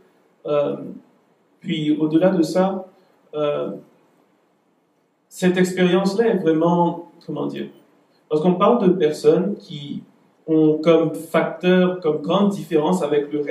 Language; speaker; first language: French; native; French